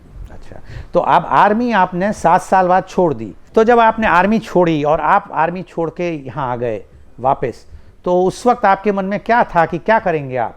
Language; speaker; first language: Hindi; native; Hindi